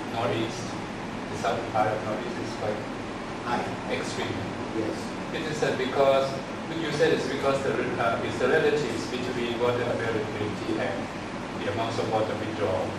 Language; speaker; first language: English; non-native, fluent; Thai